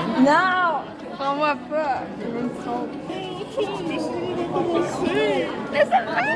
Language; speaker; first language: French; native; French